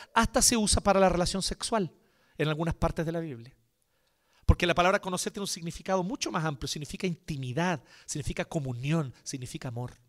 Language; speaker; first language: Spanish; native; Spanish